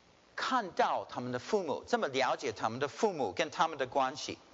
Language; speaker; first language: Chinese; early bilingual, heritage; Chinese